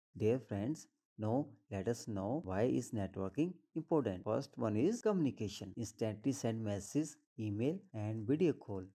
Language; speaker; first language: English; non-native, local second language; Hindi